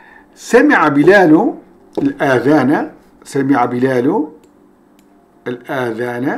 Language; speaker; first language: Arabic; non-native, fluent; Turkish